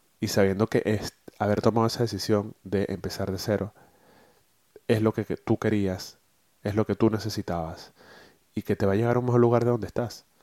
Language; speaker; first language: Spanish; native; Spanish